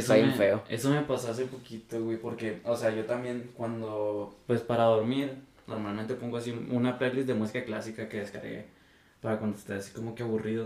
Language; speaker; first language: Spanish; native; Spanish